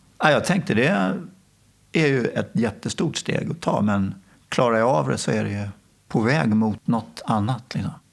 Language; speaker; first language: Swedish; native; Swedish